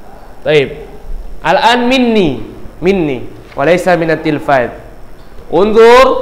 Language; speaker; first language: Arabic; non-native, fluent; Indonesian